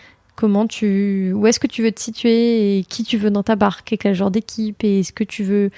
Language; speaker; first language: French; native; French